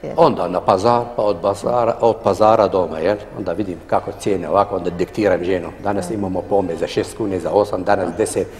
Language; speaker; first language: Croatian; non-native, fluent; Arabic